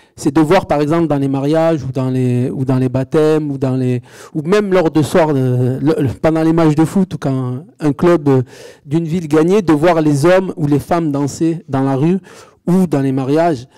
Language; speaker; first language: French; native; French